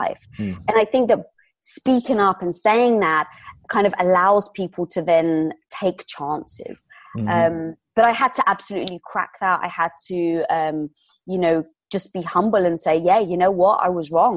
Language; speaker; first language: English; native; English